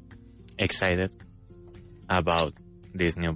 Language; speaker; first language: English; non-native, fluent; Spanish